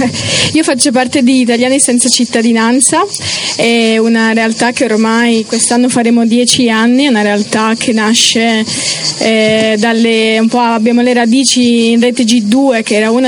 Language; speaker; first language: Italian; early bilingual, other home language; Romanian